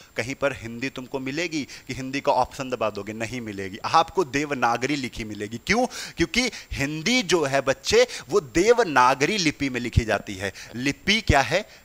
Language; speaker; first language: Hindi; native; Hindi